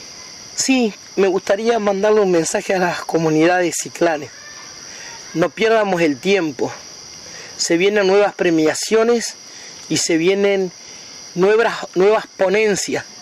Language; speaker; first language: Spanish; native; Spanish